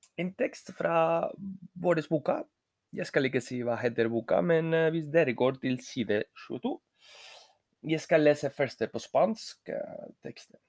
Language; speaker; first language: Norwegian; non-native, learner; Spanish